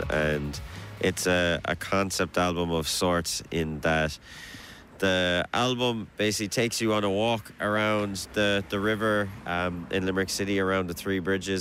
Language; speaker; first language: English; native; English